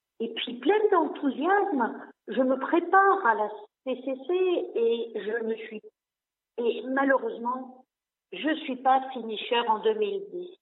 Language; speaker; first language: French; non-native, local second language; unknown